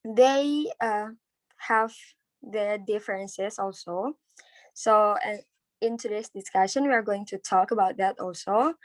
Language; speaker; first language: English; non-native, learner; Indonesian